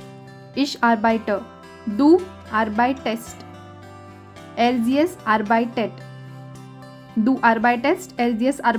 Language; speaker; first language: German; non-native, fluent; Hindi